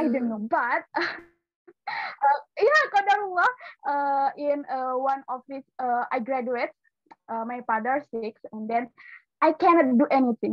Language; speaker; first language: English; non-native, learner; Indonesian